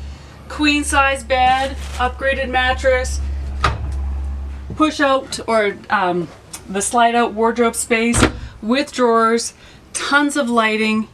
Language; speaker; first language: English; native; English